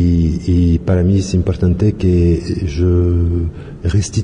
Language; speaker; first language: Spanish; non-native, learner; French